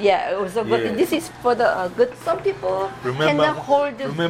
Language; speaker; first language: English; non-native, learner; Korean